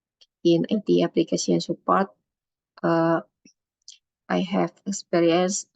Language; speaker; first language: English; non-native, learner; Indonesian